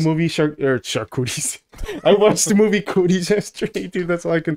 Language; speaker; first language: English; native; English